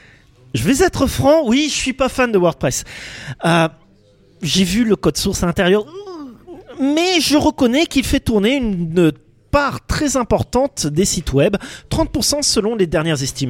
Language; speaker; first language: French; native; French